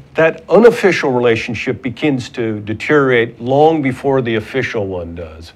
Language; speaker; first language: English; native; English